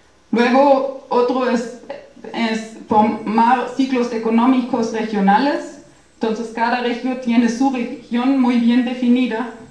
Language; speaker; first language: Spanish; non-native, fluent; German